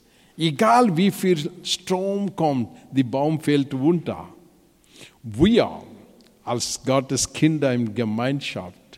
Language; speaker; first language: German; non-native, fluent; Telugu